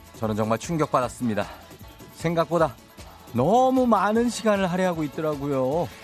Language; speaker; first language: Korean; native; Korean